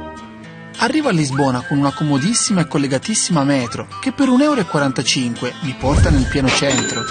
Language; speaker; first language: Italian; native; Italian